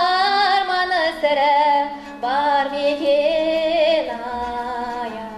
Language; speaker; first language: Kazakh; native; Kazakh